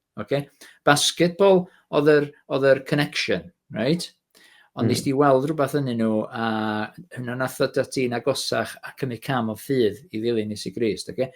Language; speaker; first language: Welsh; native; Welsh